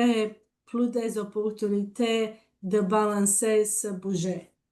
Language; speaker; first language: French; non-native, learner; English